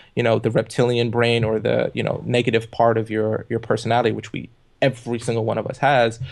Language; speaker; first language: English; native; English